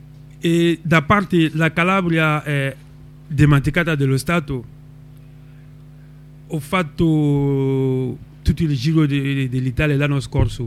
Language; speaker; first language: Italian; non-native, local second language; French